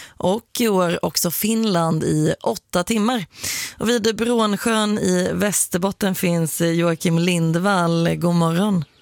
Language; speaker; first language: Swedish; native; Swedish